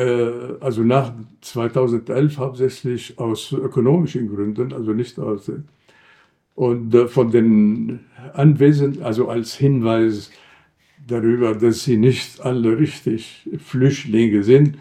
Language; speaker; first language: German; non-native, fluent; Arabic